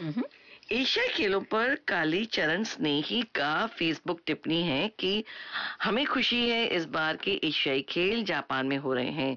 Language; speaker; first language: Hindi; native; Hindi